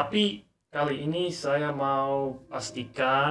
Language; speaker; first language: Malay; non-native, learner; English